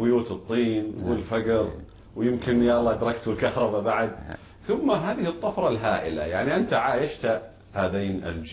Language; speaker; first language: Arabic; native; Arabic